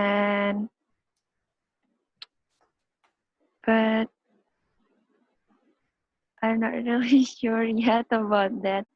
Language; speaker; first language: English; non-native, learner; Indonesian